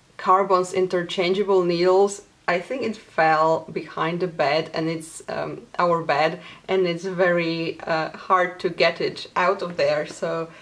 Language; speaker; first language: English; non-native, fluent; Polish